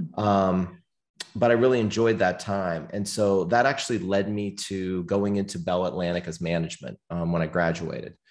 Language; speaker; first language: English; native; English